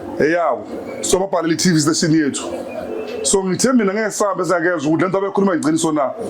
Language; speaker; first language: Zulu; non-native, local second language; Venda